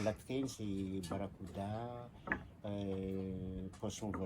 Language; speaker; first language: French; non-native, local second language; Malagasy